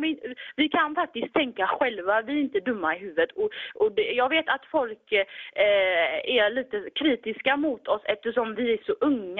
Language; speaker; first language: Swedish; early bilingual, other home language; Tigrinya